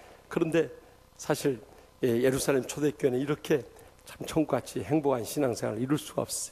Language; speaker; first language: Korean; native; Korean